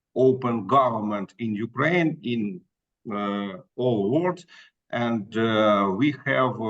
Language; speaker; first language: English; non-native, learner; Ukrainian